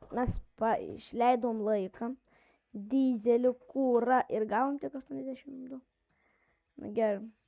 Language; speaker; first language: Lithuanian; native; Lithuanian